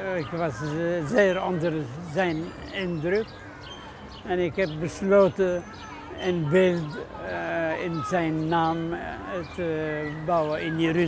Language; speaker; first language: Dutch; non-native, learner; Hebrew